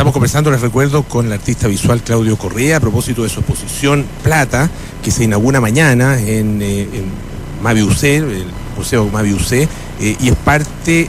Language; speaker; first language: Spanish; native; Spanish